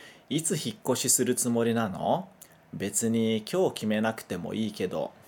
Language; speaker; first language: Japanese; non-native, fluent; Portuguese